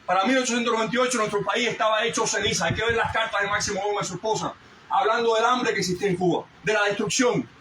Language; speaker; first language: Spanish; early bilingual, heritage; Spanish